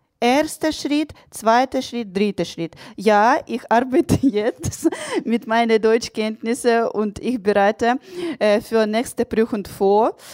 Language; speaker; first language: German; non-native, learner; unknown